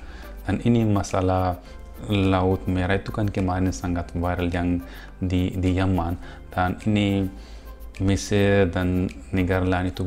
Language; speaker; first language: Indonesian; non-native, fluent; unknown